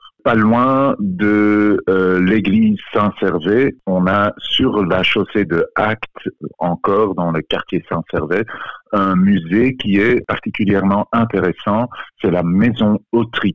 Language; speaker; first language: French; non-native, local second language; Dutch